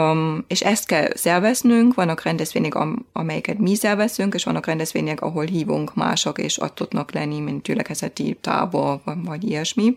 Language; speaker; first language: Hungarian; non-native, fluent; German